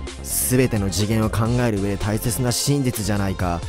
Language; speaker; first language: Japanese; native; Japanese